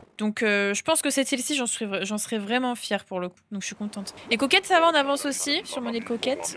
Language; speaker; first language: French; native; French